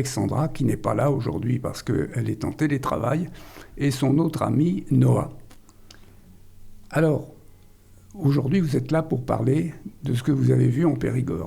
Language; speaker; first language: French; native; French